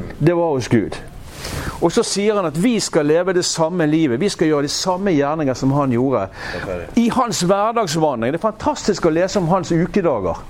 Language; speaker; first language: Norwegian; native; Norwegian